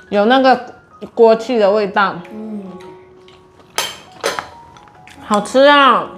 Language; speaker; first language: Chinese; native; Chinese